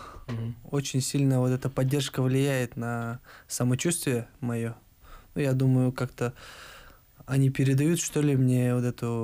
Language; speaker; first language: Russian; native; Russian